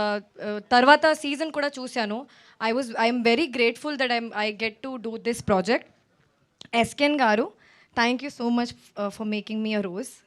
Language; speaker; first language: Telugu; non-native, fluent; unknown